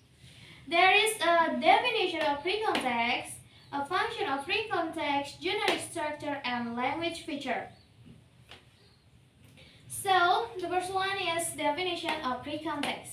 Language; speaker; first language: English; non-native, learner; Indonesian